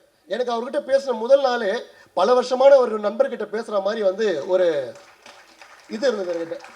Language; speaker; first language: Tamil; native; Tamil